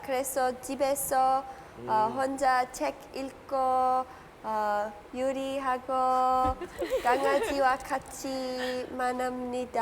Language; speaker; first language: Korean; non-native, learner; Polish